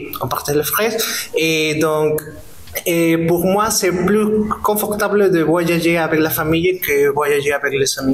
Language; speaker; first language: French; non-native, fluent; Spanish